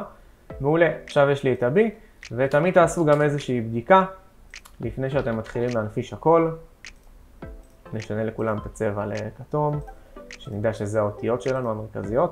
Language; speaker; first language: Hebrew; native; Hebrew